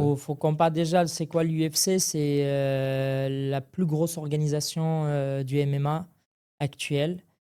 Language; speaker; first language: French; non-native, fluent; Arabic